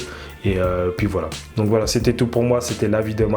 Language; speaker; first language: French; native; French